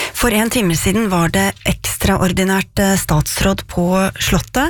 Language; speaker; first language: Norwegian; native; Norwegian